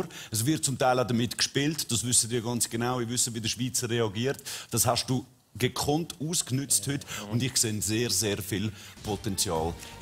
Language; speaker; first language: German; native; German